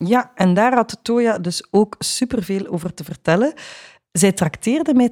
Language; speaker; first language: Dutch; native; Dutch